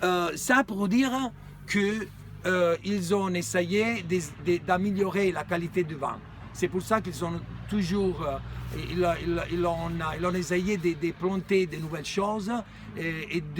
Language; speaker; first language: French; non-native, fluent; Italian